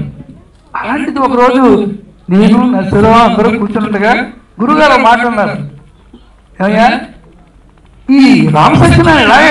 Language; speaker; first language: Telugu; native; Telugu